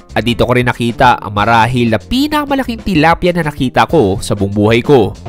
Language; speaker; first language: Filipino; native; Filipino